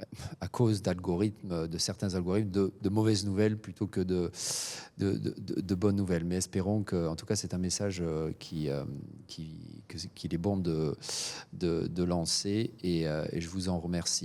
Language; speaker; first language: French; native; French